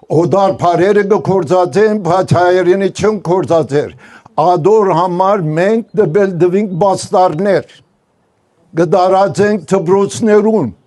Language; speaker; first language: Armenian; non-native, local second language; Turkish